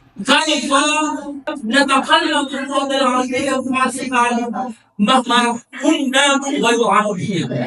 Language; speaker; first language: Arabic; non-native, fluent; Indonesian